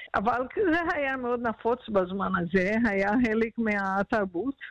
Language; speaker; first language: Hebrew; non-native, fluent; Portuguese